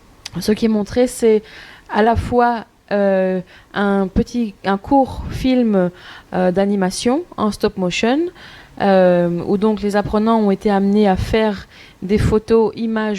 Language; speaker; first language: French; native; French